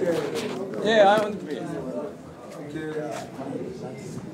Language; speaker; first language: English; non-native, learner; Japanese